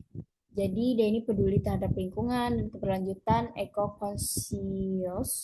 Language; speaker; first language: Indonesian; native; Indonesian